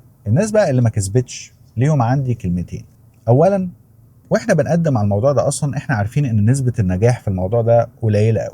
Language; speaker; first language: Arabic; native; Arabic